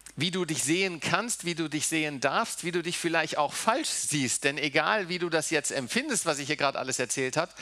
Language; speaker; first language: German; early bilingual, heritage; German